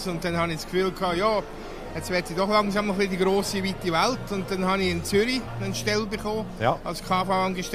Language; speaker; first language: German; native; German